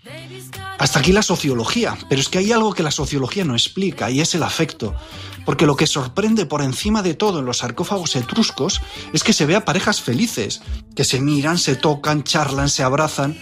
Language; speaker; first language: Spanish; native; Spanish